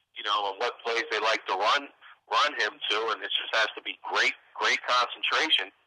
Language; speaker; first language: English; native; English